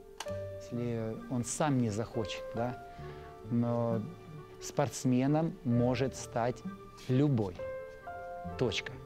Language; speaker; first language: Russian; native; Russian